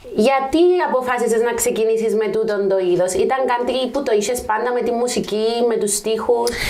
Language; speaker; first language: Greek; native; Greek